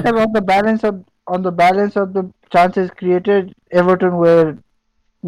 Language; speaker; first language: English; non-native, local second language; Nepali